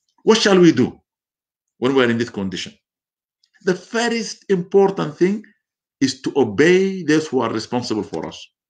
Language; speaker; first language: English; non-native, fluent; Arabic